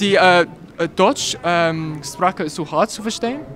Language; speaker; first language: German; non-native, learner; English